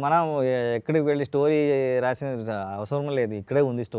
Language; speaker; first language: Telugu; non-native, learner; Kannada